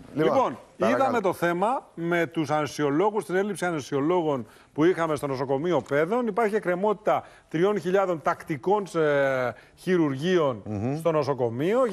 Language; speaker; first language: Greek; native; Greek